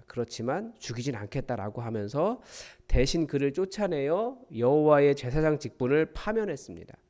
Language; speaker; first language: Korean; native; Korean